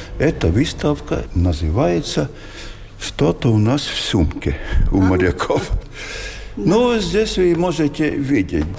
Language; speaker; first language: Russian; non-native, local second language; Latvian